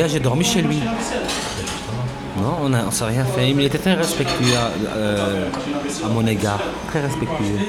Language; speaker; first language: French; native; French